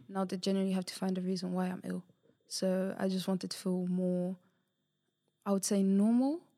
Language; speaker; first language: English; early bilingual, other home language; Portuguese